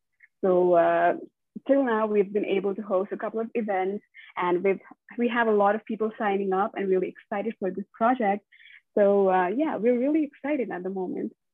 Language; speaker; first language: English; non-native, local second language; Nepali